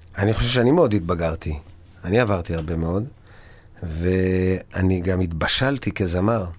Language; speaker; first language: Hebrew; native; Hebrew